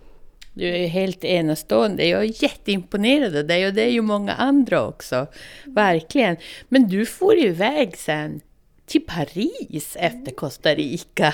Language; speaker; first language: Swedish; native; Swedish